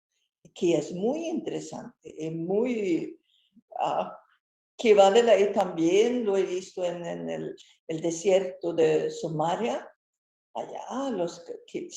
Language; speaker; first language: Spanish; non-native, fluent; Swedish